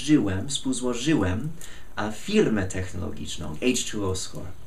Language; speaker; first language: Polish; non-native, fluent; English